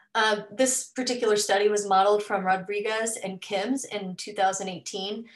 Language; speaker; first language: English; native; English